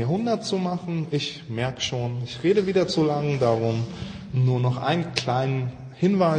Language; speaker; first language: German; native; German